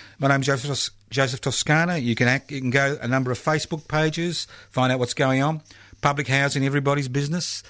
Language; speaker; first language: English; early bilingual, other home language; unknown